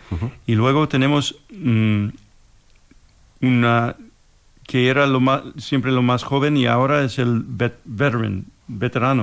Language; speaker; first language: Spanish; non-native, fluent; English